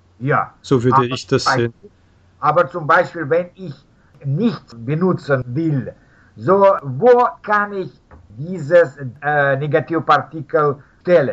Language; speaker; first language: German; non-native, fluent; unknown